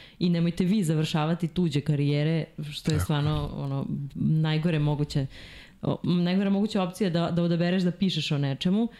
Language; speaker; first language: Serbian; native; Serbian